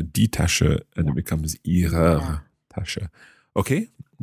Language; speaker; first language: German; non-native, learner; English